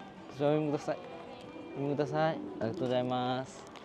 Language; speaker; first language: Japanese; non-native, learner; Korean